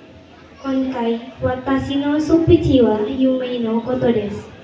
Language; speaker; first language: Japanese; non-native, learner; Indonesian